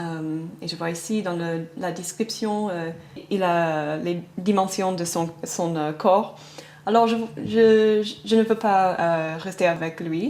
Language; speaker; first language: French; non-native, fluent; English